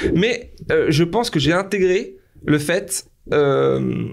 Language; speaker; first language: French; native; French